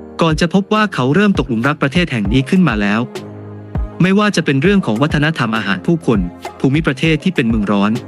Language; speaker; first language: Thai; native; Thai